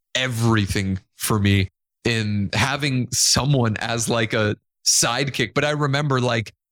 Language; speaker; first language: English; non-native, fluent; Spanish